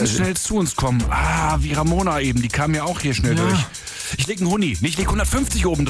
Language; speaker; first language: German; native; German